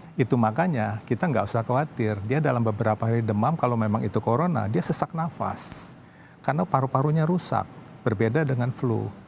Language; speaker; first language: Indonesian; native; Indonesian